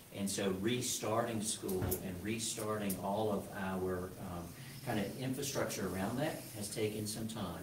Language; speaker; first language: English; native; English